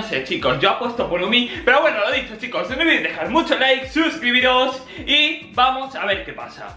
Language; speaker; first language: Spanish; native; Spanish